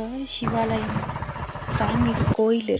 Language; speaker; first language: Tamil; early bilingual, heritage; Tamil